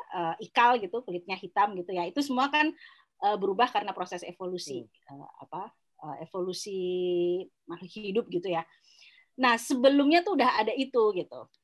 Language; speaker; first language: Indonesian; native; Indonesian